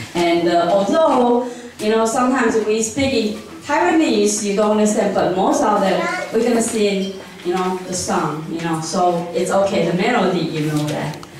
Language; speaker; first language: English; non-native, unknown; Min Nan Chinese